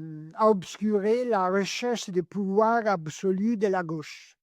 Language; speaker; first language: French; non-native, learner; Italian